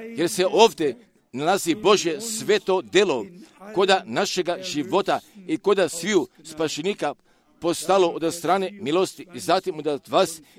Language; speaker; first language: Croatian; non-native, fluent; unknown